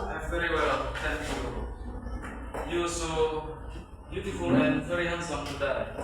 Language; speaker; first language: English; non-native, learner; Indonesian